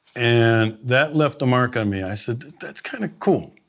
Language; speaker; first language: English; native; English